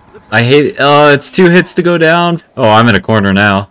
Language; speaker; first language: English; native; English